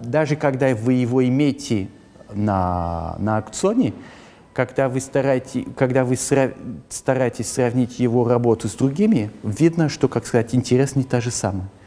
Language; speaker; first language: Russian; early bilingual, heritage; Russian